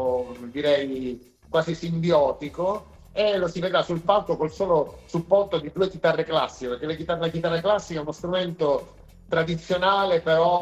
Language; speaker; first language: Italian; native; Italian